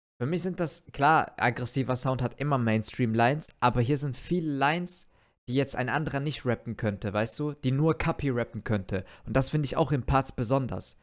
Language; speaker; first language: German; early bilingual, other home language; Turkish